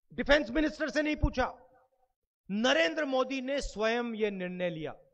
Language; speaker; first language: Hindi; native; Hindi